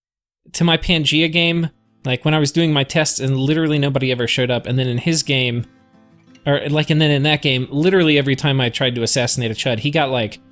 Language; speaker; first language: English; native; English